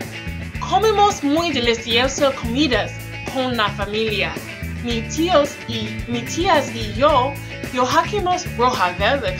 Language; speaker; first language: Spanish; non-native, learner; English